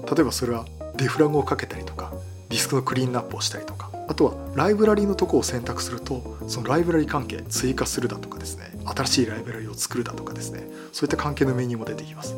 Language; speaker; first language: Japanese; native; Japanese